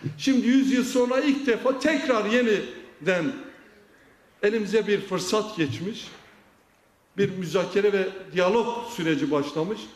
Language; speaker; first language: Turkish; non-native, local second language; Kurdish